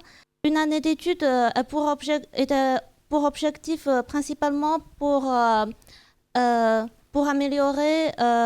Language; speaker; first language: French; non-native, fluent; Chinese